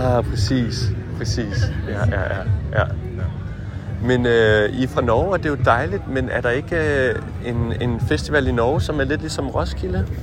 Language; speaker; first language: Danish; native; Danish